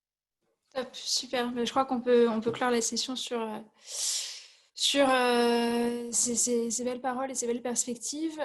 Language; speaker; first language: French; native; French